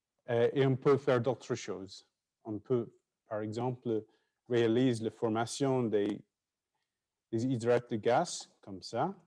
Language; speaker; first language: French; non-native, fluent; English